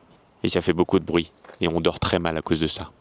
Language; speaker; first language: French; native; French